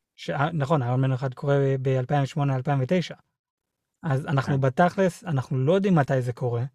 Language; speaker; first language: Hebrew; early bilingual, other home language; English